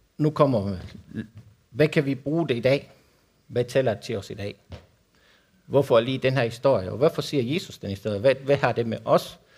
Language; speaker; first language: Danish; non-native, fluent; Spanish